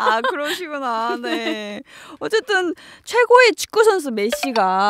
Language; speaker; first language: Korean; native; Korean